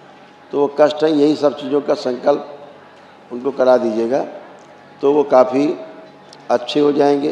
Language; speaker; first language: Hindi; native; Hindi